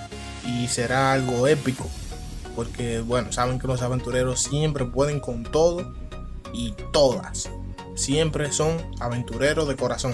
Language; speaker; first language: Spanish; native; Spanish